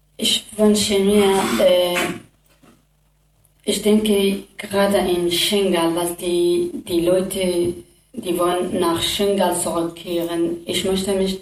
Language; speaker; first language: German; non-native, learner; Kurdish